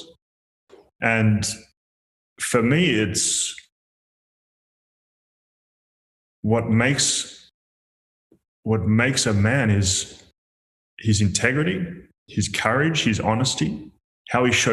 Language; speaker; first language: English; native; English